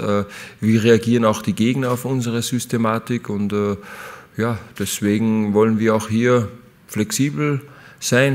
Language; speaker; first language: German; native; German